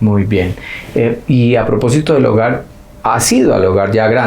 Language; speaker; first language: Spanish; native; Spanish